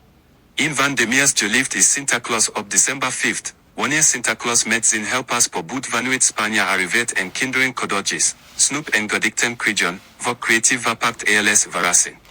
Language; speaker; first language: Dutch; non-native, learner; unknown